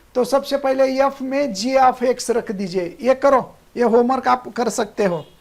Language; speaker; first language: Hindi; non-native, local second language; Marathi